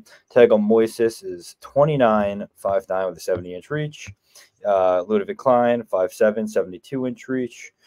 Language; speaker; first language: English; native; English